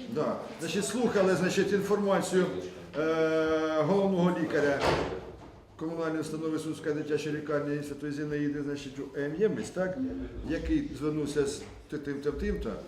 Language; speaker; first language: Ukrainian; native; Ukrainian